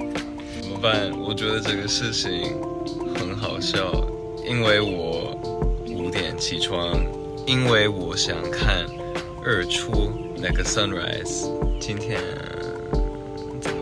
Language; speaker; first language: Chinese; non-native, fluent; English